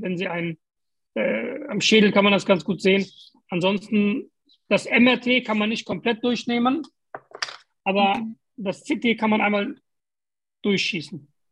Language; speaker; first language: German; native; German